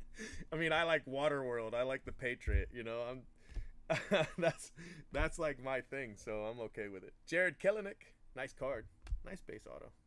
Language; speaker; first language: English; native; English